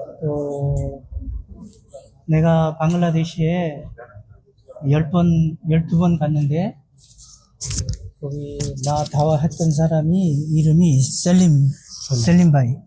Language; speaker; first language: Korean; non-native, learner; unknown